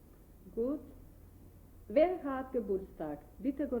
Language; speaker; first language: German; non-native, fluent; Macedonian